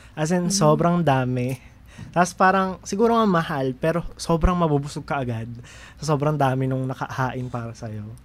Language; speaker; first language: Filipino; native; Filipino